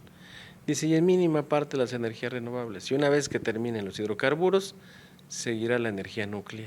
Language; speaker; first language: Spanish; native; Spanish